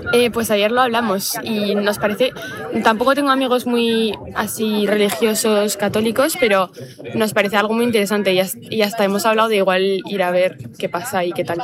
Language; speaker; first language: Spanish; non-native, fluent; French